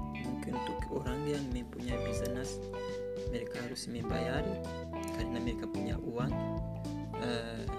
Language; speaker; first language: Indonesian; non-native, learner; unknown